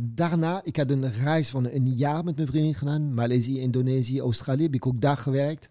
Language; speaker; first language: Dutch; non-native, fluent; French